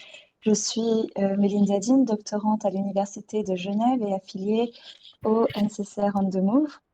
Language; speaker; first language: French; native; French